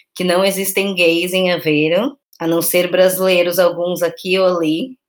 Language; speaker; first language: Portuguese; native; Portuguese